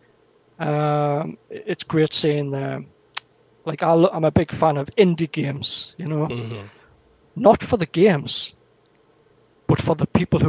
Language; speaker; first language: English; native; English